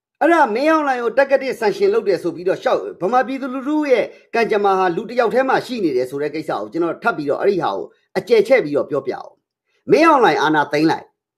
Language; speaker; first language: Burmese; native; Burmese